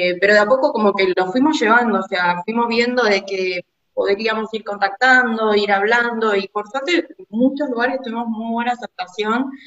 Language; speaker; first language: Spanish; native; Spanish